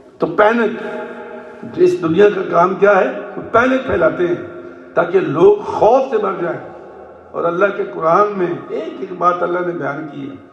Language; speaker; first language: Urdu; non-native, local second language; Punjabi